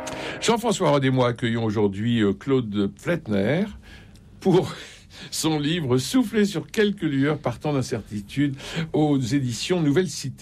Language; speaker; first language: French; native; French